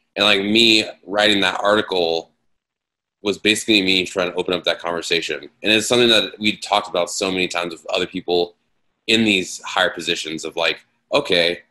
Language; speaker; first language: English; native; English